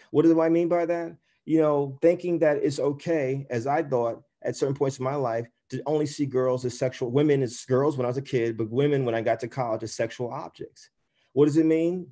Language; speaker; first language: English; native; English